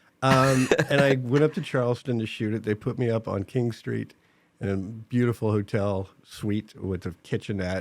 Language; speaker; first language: English; native; English